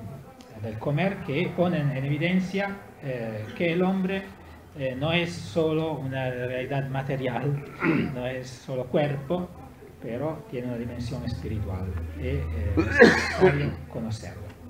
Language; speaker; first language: Spanish; non-native, learner; Italian